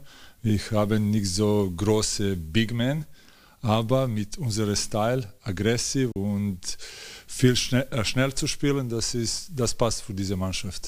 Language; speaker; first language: German; non-native, learner; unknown